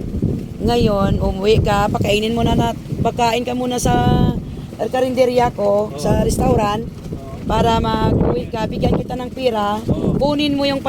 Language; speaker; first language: Filipino; non-native, local second language; Hiligaynon